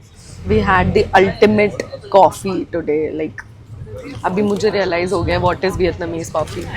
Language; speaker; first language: English; non-native, local second language; Hindi